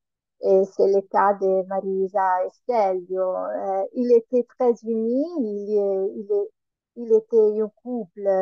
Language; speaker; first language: French; non-native, learner; Italian